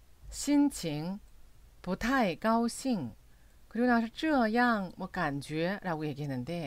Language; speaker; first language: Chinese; non-native, fluent; Korean